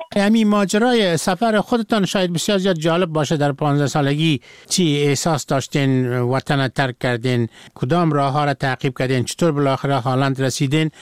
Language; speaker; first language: Persian; native; Persian